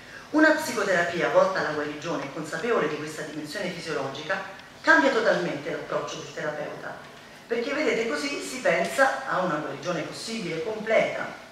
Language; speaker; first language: Italian; native; Italian